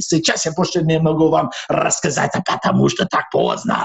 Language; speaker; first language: Russian; non-native, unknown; English